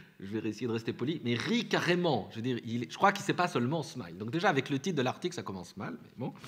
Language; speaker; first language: French; native; French